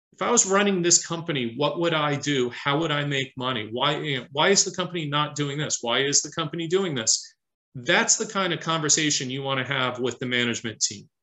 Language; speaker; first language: English; native; English